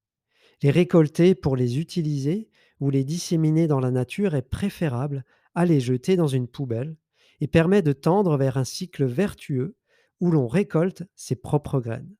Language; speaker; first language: French; native; French